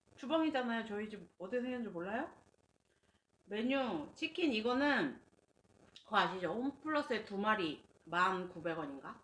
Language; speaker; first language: Korean; native; Korean